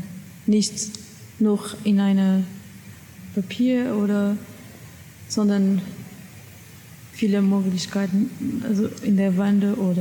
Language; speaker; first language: German; non-native, learner; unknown